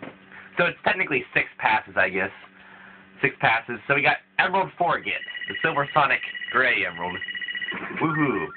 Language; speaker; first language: English; native; English